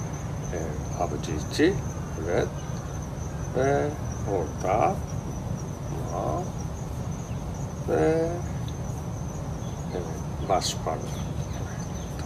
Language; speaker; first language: Turkish; non-native, learner; Japanese